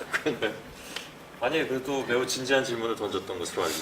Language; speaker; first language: Korean; native; Korean